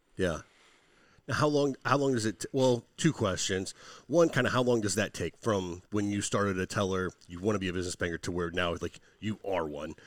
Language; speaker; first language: English; native; English